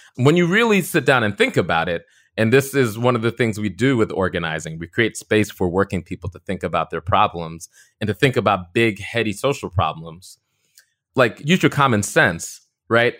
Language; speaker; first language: English; native; English